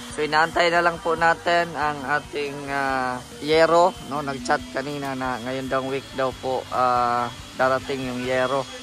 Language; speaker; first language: Filipino; non-native, local second language; Cebuano